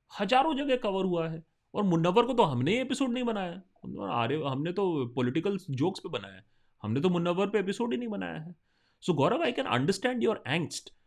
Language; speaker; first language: Hindi; non-native, local second language; Bangla